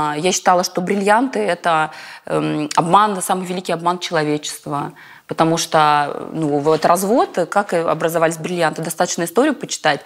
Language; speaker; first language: Russian; native; Russian